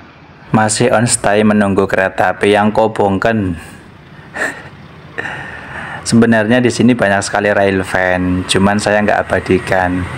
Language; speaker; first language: Indonesian; native; Indonesian